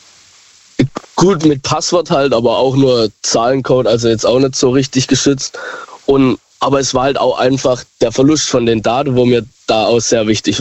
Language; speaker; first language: German; native; German